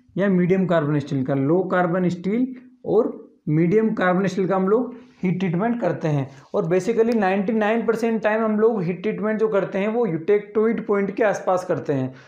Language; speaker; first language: Hindi; native; Hindi